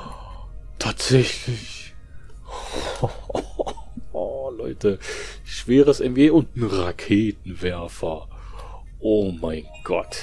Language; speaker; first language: German; native; German